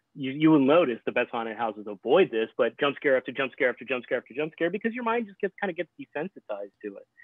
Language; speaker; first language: English; native; English